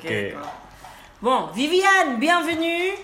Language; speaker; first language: French; non-native, learner; Indonesian